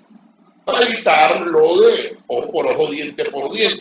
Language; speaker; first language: Spanish; native; Spanish